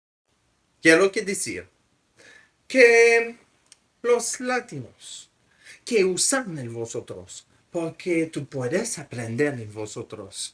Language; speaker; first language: Spanish; non-native, fluent; French